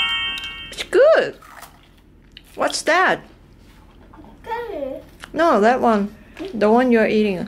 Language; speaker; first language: English; non-native, fluent; Korean